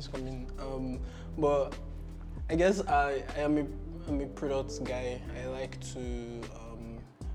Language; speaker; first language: English; non-native, local second language; Igbo